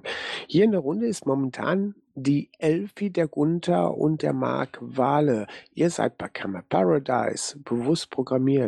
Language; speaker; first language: German; native; German